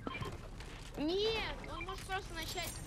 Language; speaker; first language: Russian; native; Russian